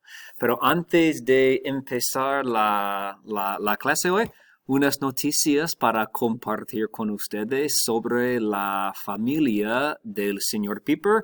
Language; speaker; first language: Spanish; non-native, fluent; English